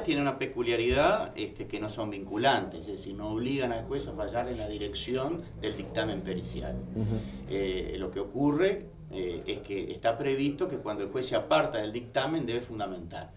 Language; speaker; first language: Spanish; native; Spanish